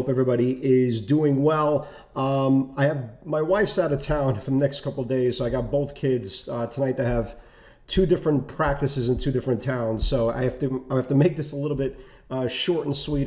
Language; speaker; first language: English; native; English